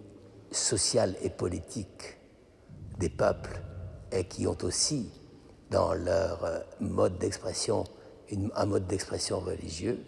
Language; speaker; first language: French; native; French